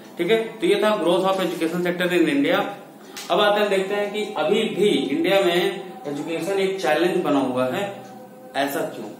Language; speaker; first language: Hindi; native; Hindi